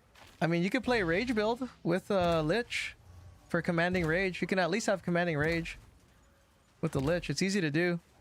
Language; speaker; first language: English; native; English